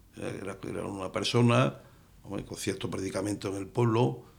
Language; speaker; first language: Spanish; native; Spanish